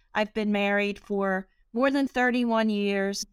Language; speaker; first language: English; native; English